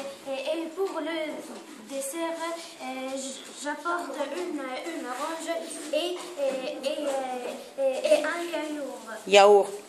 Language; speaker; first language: French; non-native, learner; Arabic